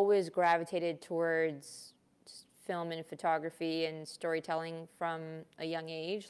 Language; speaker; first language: English; early bilingual, other home language; Hindi